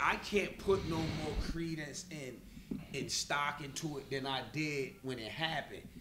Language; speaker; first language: English; native; English